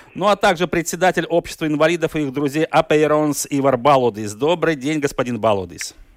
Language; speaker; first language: Russian; native; Russian